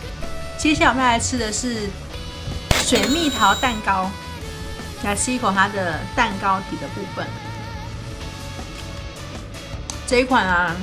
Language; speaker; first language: Chinese; native; Chinese